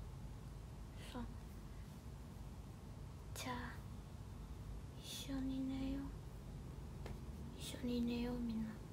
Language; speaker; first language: Japanese; non-native, fluent; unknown